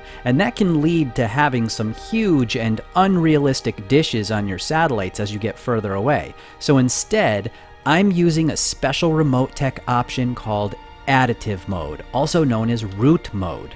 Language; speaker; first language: English; native; English